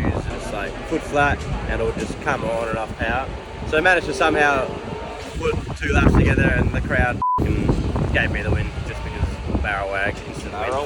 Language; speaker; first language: English; native; English